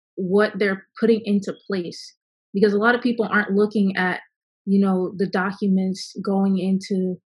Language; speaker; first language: English; native; English